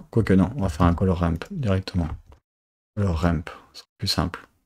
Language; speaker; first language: French; native; French